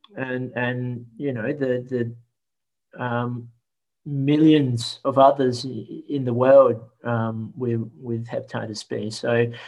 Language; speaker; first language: English; native; English